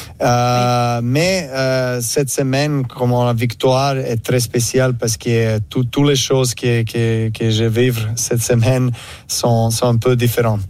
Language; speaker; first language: French; non-native, learner; Serbian